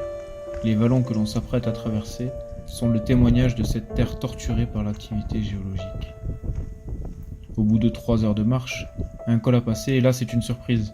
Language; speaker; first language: French; native; French